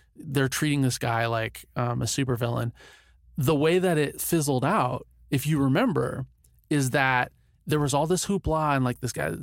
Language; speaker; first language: English; early bilingual, other home language; Ganda